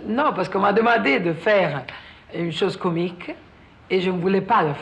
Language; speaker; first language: French; non-native, fluent; Italian